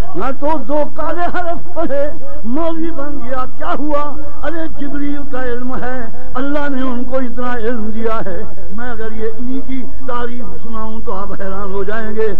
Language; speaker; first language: Urdu; non-native, local second language; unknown